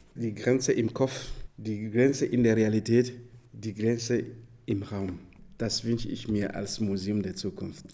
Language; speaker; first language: German; non-native, fluent; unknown